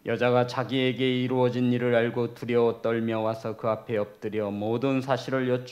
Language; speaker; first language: Korean; native; Korean